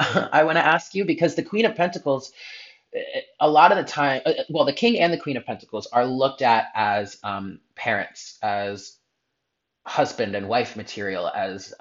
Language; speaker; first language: English; native; English